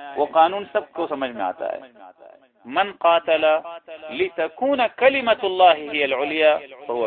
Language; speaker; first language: Urdu; non-native, local second language; Pashto